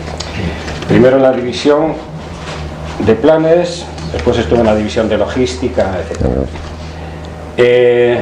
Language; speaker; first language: Spanish; native; Spanish